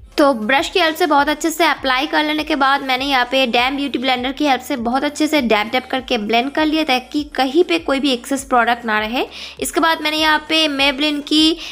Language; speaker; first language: Hindi; non-native, local second language; Bangla